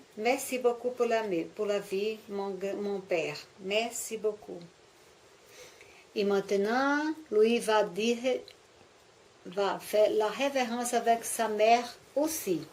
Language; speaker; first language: French; non-native, learner; Portuguese